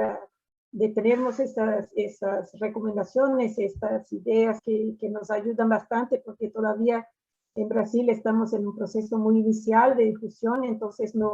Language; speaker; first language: Spanish; non-native, fluent; Portuguese